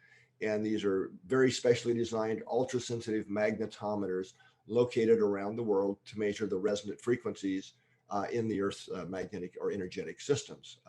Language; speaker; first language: English; native; English